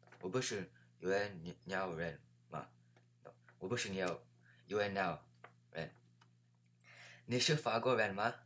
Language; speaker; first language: Chinese; non-native, learner; English